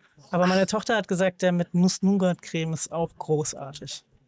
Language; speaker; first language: German; native; German